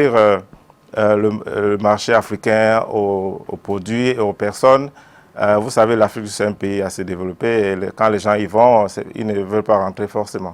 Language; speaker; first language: French; native; French